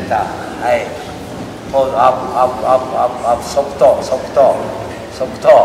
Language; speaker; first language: English; non-native, learner; Japanese